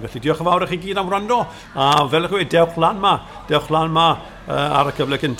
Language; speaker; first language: Welsh; native; Welsh